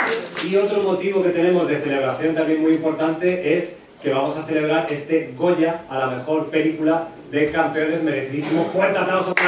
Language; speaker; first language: Spanish; native; Spanish